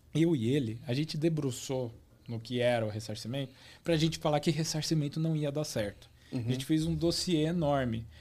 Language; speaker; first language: Portuguese; native; Portuguese